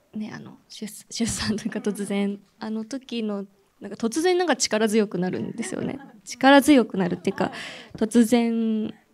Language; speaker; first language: Japanese; native; Japanese